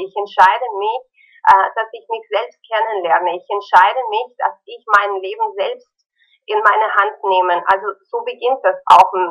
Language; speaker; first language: German; non-native, fluent; Russian